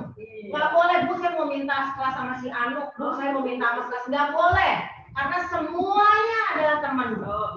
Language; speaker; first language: Indonesian; native; Indonesian